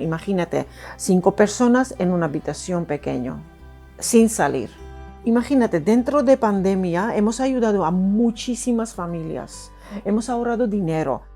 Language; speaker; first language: Spanish; non-native, fluent; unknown